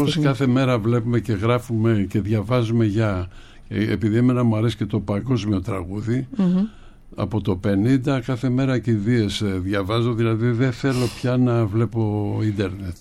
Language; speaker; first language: Greek; native; Greek